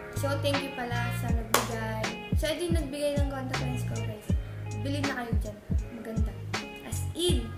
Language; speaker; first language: Filipino; native; Filipino